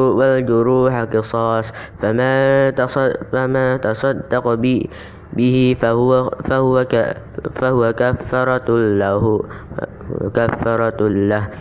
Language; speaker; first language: Arabic; non-native, learner; Indonesian